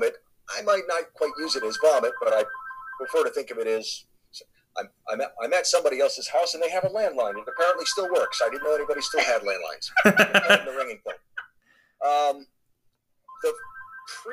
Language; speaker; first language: English; native; English